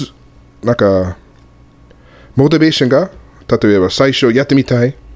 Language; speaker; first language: Japanese; non-native, fluent; English